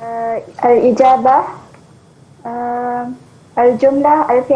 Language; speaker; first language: Arabic; non-native, learner; Malay